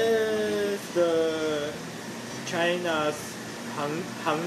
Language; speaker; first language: English; non-native, learner; Chinese